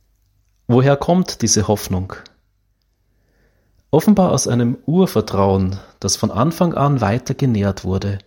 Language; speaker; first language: German; native; German